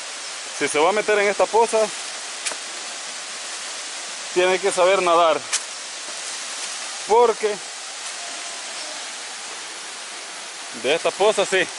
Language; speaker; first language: Spanish; native; Spanish